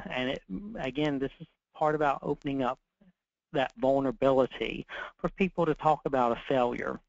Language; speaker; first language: English; native; English